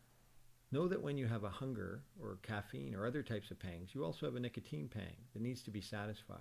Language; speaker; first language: English; native; English